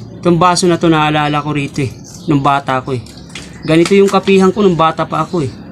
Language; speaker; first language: Filipino; non-native, local second language; Waray